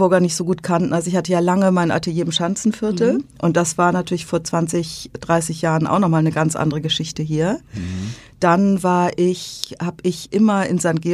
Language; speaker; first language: German; native; German